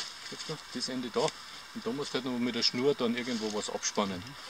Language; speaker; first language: German; native; German